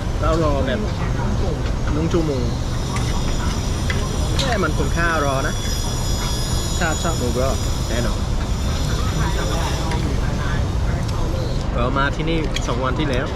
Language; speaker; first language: Thai; non-native, fluent; English